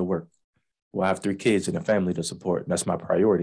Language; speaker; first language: English; native; English